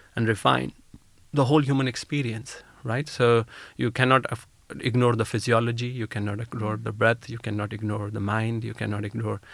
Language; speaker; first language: English; non-native, local second language; Hindi